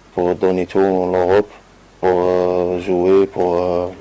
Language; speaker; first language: French; non-native, local second language; Arabic